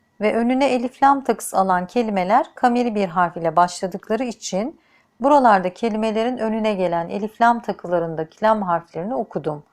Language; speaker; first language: Turkish; native; Turkish